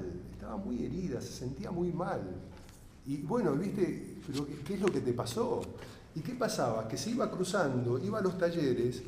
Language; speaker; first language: Spanish; native; Spanish